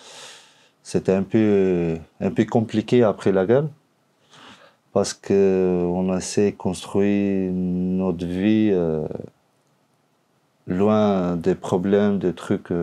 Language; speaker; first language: French; non-native, learner; Albanian